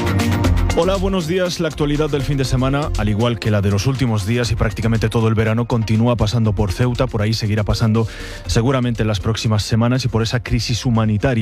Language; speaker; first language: Spanish; native; Spanish